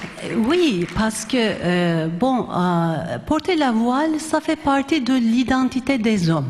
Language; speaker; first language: French; non-native, fluent; Turkish